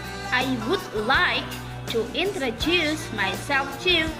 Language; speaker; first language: English; non-native, fluent; Indonesian